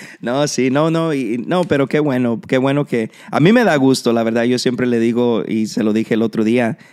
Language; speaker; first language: Spanish; early bilingual, heritage; Spanish